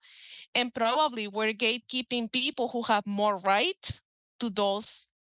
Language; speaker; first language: English; non-native, fluent; Spanish